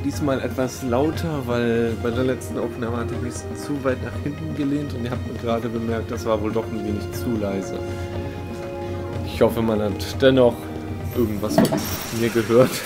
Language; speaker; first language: German; native; German